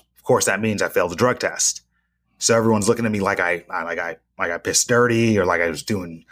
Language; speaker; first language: English; native; English